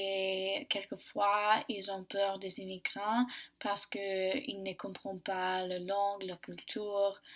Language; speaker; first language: French; non-native, learner; English